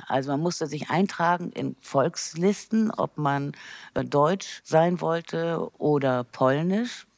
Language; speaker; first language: German; native; German